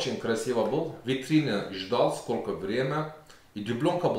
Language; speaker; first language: Russian; non-native, learner; Turkish